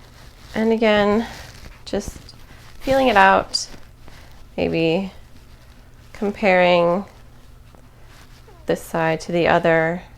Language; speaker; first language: English; native; English